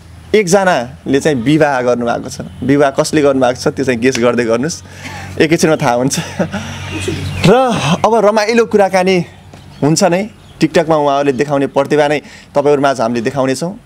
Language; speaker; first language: Nepali; native; Nepali